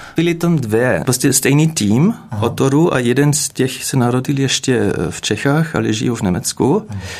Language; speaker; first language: Czech; non-native, fluent; German